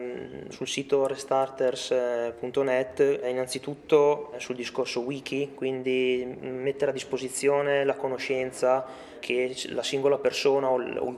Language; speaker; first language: Italian; native; Italian